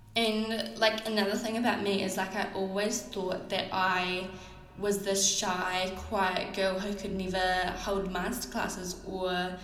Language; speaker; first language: English; native; English